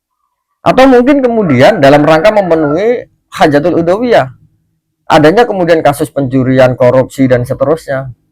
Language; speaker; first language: Indonesian; native; Indonesian